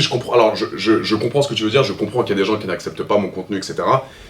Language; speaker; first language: French; native; French